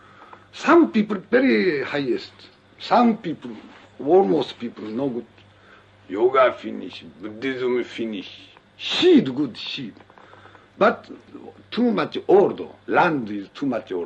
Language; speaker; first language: English; non-native, learner; Japanese